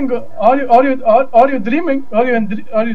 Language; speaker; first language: English; non-native, learner; Uzbek